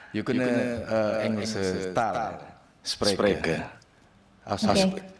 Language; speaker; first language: Dutch; non-native, learner; Indonesian